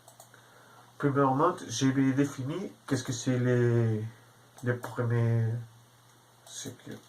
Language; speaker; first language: French; non-native, learner; Spanish